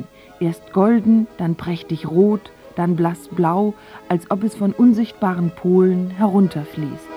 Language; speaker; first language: German; native; German